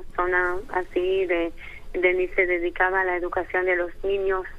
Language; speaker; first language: Spanish; early bilingual, heritage; Hebrew